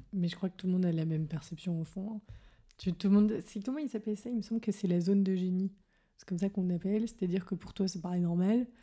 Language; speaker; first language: French; native; French